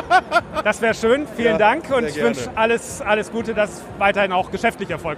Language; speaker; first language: German; native; German